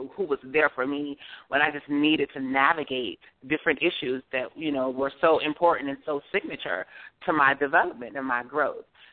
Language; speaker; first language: English; native; English